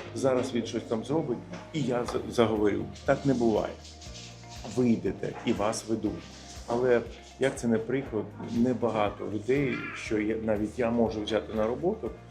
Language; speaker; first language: Ukrainian; non-native, local second language; Russian